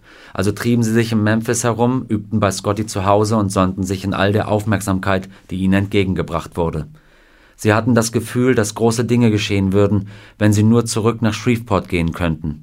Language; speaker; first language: German; native; German